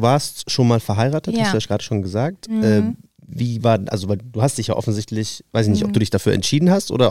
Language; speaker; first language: German; native; German